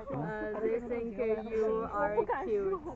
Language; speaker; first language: English; non-native, learner; Chinese